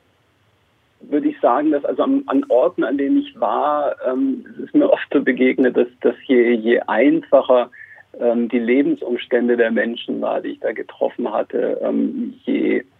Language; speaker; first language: German; native; German